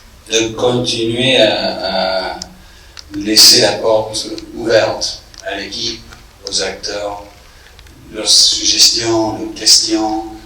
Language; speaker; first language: French; non-native, fluent; English